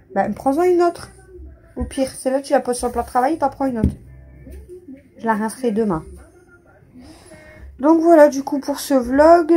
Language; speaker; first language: French; native; French